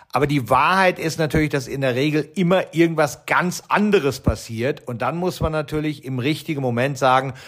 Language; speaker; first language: German; native; German